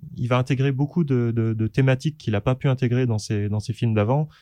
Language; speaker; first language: French; native; French